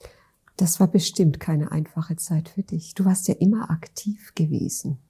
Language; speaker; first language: German; native; German